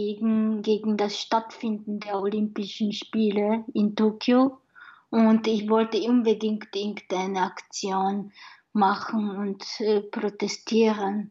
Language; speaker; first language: German; non-native, learner; Japanese